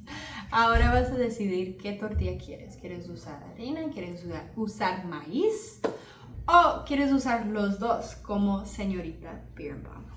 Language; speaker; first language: Spanish; early bilingual, heritage; Spanish